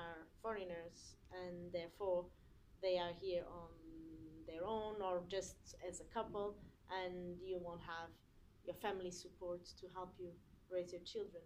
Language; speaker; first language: English; non-native, fluent; Portuguese